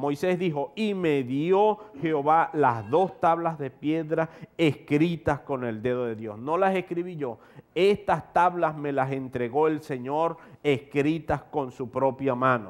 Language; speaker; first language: Spanish; native; Spanish